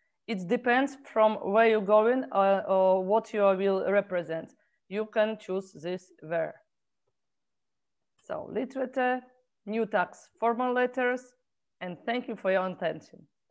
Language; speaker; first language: English; non-native, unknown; Polish